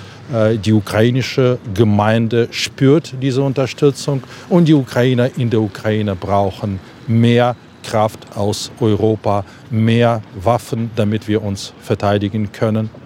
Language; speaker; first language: German; non-native, fluent; Ukrainian